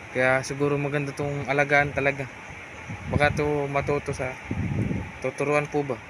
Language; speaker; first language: Filipino; non-native, local second language; Bikol